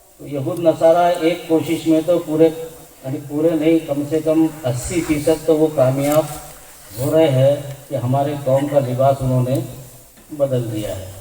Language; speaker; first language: Urdu; native; Urdu